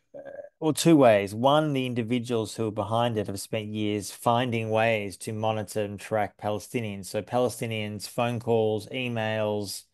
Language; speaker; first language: English; native; English